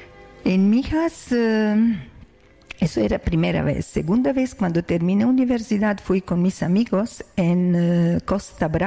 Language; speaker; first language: Spanish; non-native, learner; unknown